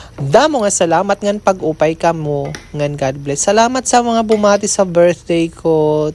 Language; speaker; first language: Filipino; non-native, local second language; Waray